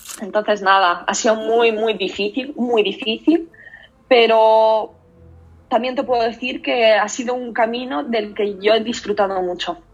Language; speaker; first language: Spanish; early bilingual, other home language; Russian